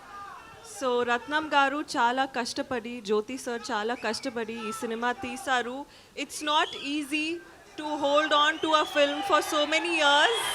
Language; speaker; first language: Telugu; non-native, learner; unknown